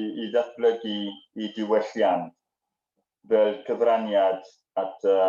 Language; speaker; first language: Welsh; non-native, learner; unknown